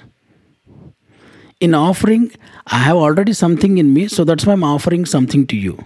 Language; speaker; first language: English; non-native, local second language; Kannada